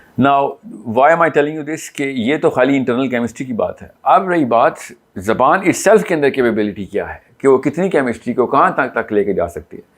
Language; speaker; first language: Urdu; native; Urdu